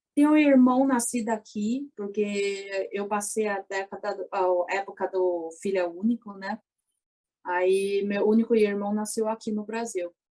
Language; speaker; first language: Portuguese; early bilingual, other home language; Chinese